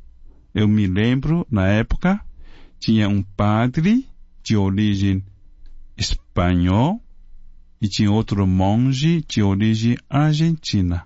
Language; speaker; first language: Portuguese; non-native, fluent; Chinese